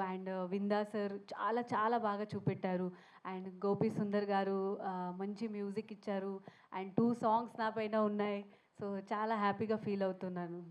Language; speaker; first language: Telugu; non-native, fluent; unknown